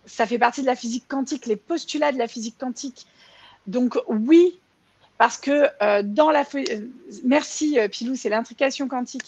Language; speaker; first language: French; native; French